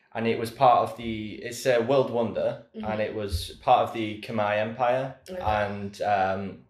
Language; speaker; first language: English; native; English